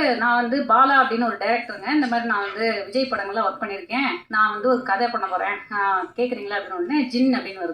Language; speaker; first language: Tamil; native; Tamil